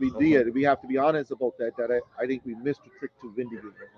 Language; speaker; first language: English; native; English